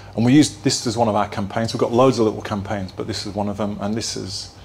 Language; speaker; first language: English; native; English